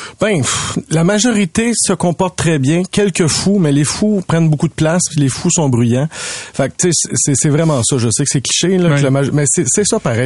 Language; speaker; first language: French; native; French